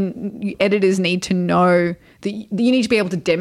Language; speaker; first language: English; native; English